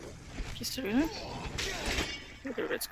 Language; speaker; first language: French; native; French